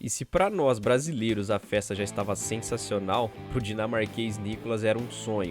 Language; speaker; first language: Portuguese; native; Portuguese